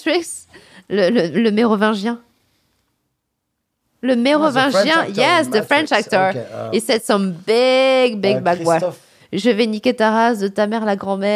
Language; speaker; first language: English; non-native, fluent; French